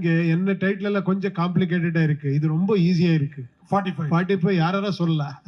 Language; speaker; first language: Tamil; non-native, fluent; Kannada